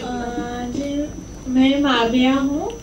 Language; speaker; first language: Hindi; non-native, local second language; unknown